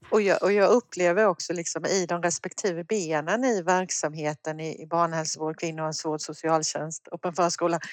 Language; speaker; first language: Swedish; native; Swedish